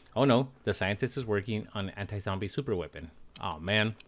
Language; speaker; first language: Spanish; early bilingual, heritage; Spanish